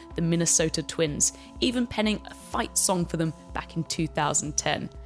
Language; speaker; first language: English; native; English